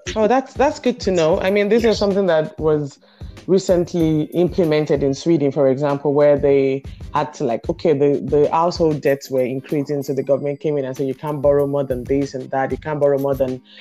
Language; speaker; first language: English; non-native, local second language; Yoruba